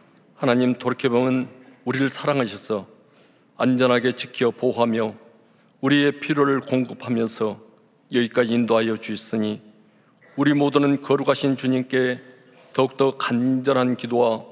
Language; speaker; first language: Korean; native; Korean